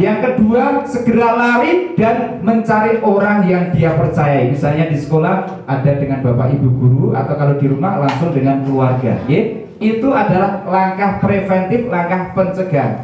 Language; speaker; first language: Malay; non-native, local second language; Javanese